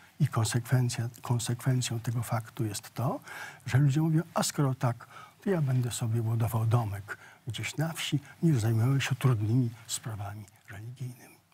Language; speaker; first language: Polish; native; Polish